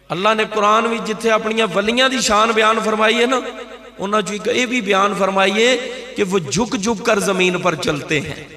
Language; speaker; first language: Urdu; non-native, local second language; Punjabi